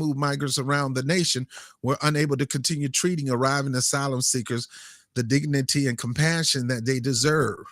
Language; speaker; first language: English; native; English